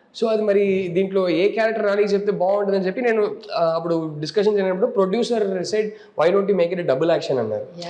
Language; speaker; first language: Telugu; non-native, local second language; Tamil